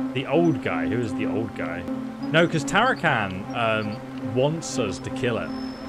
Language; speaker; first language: English; native; English